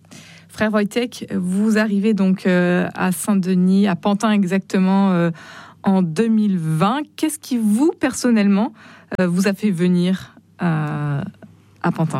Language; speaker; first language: French; native; French